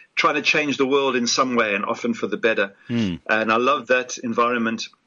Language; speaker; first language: English; native; English